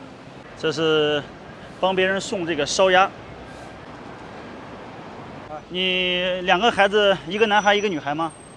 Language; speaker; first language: Chinese; native; Chinese